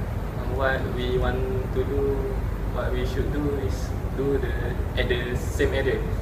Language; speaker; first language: English; non-native, local second language; Malay